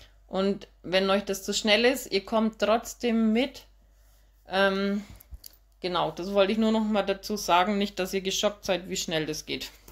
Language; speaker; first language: German; native; German